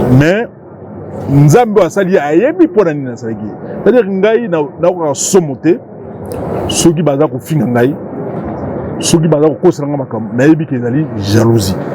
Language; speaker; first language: Lingala; native; Lingala